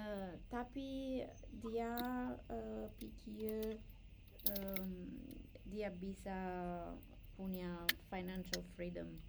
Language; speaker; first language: Indonesian; non-native, learner; English